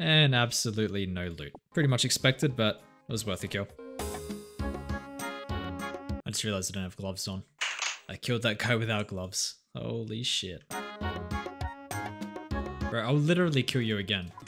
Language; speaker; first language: English; native; English